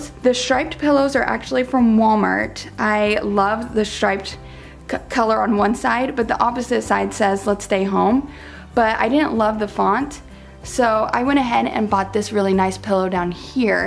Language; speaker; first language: English; native; English